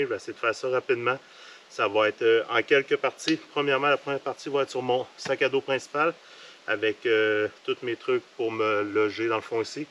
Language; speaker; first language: French; native; French